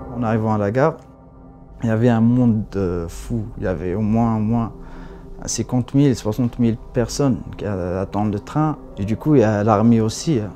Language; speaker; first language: French; non-native, local second language; Arabic